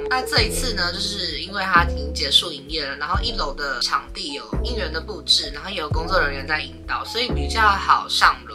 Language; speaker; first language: Chinese; native; Chinese